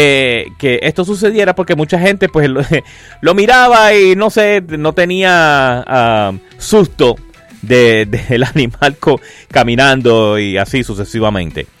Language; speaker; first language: Spanish; native; Spanish